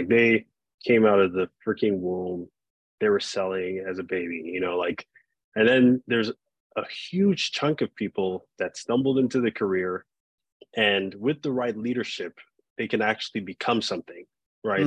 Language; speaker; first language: English; non-native, local second language; Yoruba